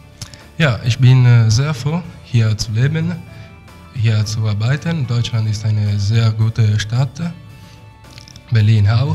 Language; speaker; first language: German; non-native, learner; Italian